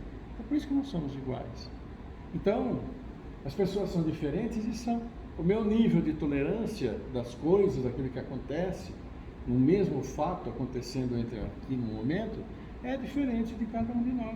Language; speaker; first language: Portuguese; native; Portuguese